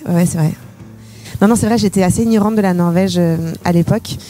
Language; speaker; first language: French; native; French